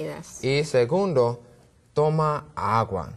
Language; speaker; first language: Spanish; non-native, learner; English